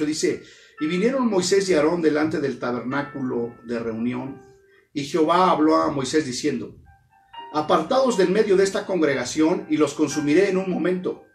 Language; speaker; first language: Spanish; native; Spanish